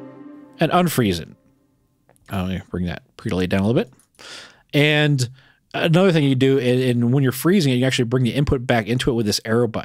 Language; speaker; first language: English; native; English